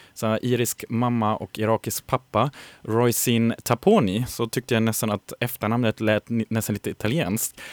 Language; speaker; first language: Swedish; native; Swedish